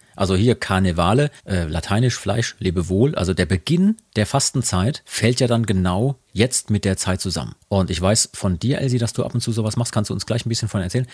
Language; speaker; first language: German; native; German